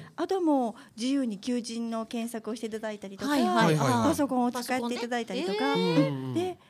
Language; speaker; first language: Japanese; native; Japanese